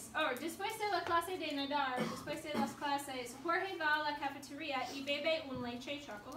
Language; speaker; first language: Spanish; non-native, learner; English